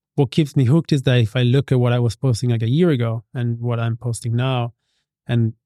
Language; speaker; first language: English; non-native, fluent; Italian